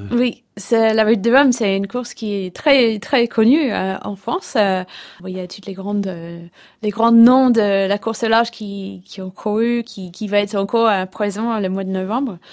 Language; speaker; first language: French; non-native, fluent; English